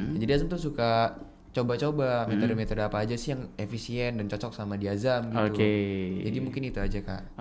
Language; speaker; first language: Indonesian; native; Indonesian